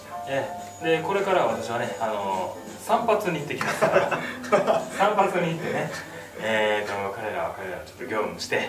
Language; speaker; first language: Japanese; native; Japanese